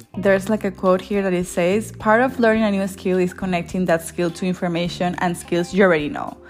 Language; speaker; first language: English; non-native, fluent; Spanish